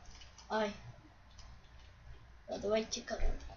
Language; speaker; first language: Russian; non-native, local second language; Ukrainian